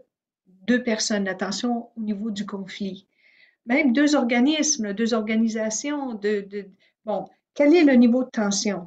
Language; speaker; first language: French; native; French